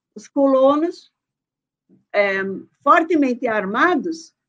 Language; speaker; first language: Portuguese; early bilingual, other home language; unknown